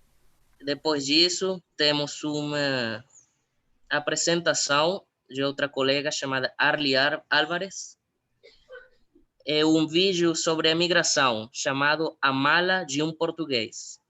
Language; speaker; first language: Portuguese; non-native, fluent; Spanish